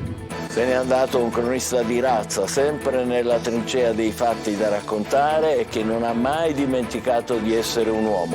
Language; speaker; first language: Italian; native; Italian